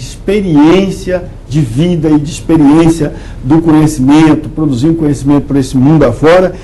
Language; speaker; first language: Portuguese; native; Portuguese